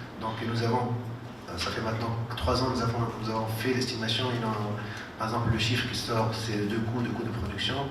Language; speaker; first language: French; non-native, local second language; Arabic